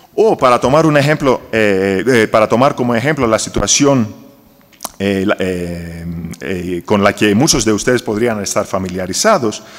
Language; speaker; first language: Spanish; non-native, fluent; Greek